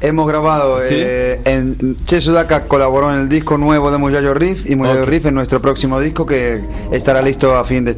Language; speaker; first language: Spanish; native; Spanish